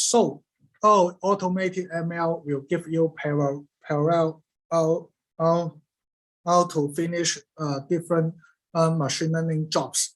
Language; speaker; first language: English; non-native, learner; Cantonese